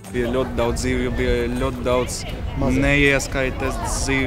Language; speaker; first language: Latvian; non-native, local second language; Russian